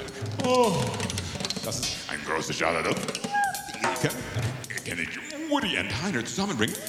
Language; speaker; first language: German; non-native, learner; English